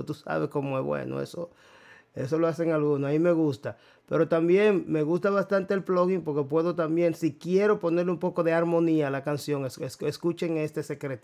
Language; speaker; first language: Spanish; native; Spanish